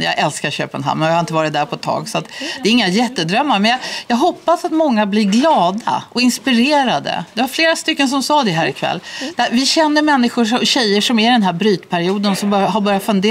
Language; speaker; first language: Swedish; native; Swedish